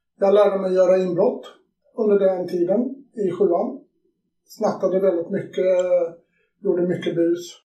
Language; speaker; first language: Swedish; native; Swedish